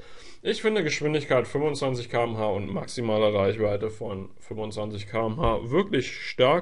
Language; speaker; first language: German; native; German